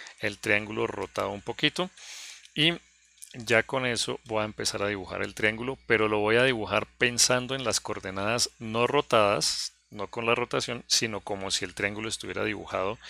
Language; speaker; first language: Spanish; native; Spanish